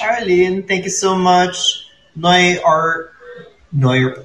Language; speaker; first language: English; non-native, local second language; Filipino